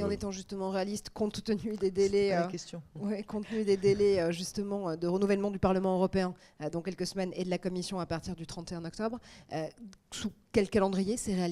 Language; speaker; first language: French; native; French